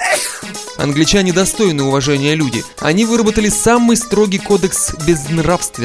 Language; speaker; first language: Russian; native; Russian